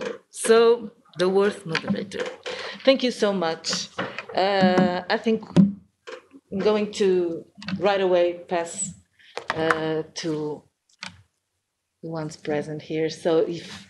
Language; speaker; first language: English; non-native, fluent; Portuguese